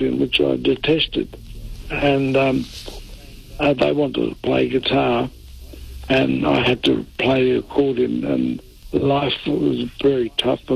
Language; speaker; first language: English; non-native, local second language; Italian